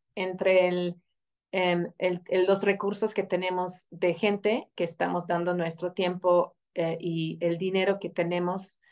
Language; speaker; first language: Spanish; non-native, fluent; English